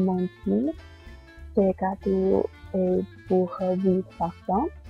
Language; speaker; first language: French; non-native, learner; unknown